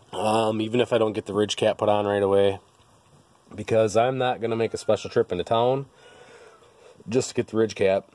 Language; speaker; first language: English; native; English